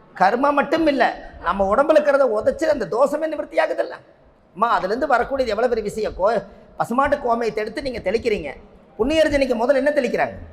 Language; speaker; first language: Tamil; native; Tamil